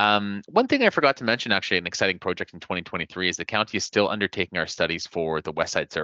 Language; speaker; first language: English; native; English